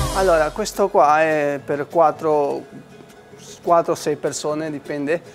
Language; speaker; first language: Italian; non-native, fluent; Spanish